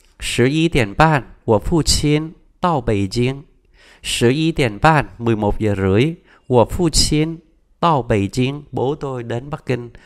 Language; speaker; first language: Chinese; non-native, fluent; Vietnamese